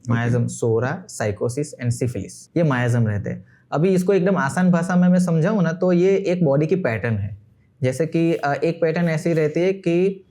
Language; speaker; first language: Hindi; non-native, local second language; Gujarati